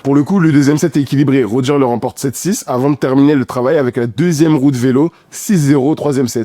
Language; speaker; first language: French; native; French